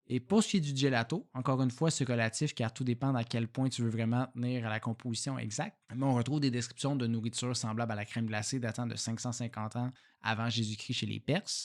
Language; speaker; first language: French; native; French